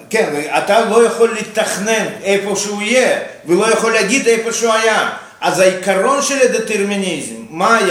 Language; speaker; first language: Hebrew; non-native, fluent; Russian